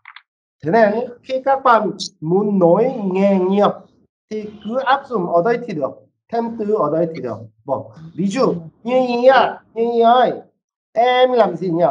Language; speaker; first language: Vietnamese; non-native, fluent; Korean